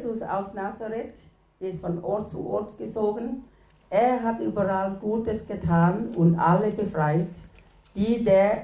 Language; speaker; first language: German; non-native, learner; Thai